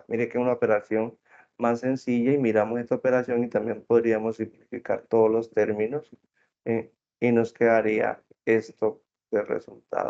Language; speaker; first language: Spanish; native; Spanish